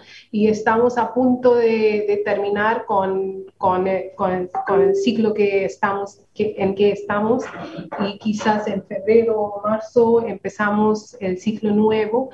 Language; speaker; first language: Spanish; non-native, fluent; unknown